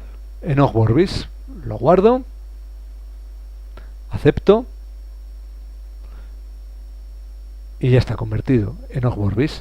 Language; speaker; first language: Spanish; native; Spanish